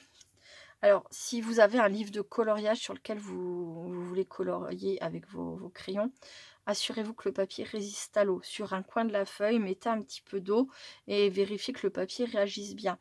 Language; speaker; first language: French; native; French